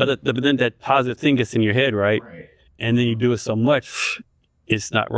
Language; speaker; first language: English; native; English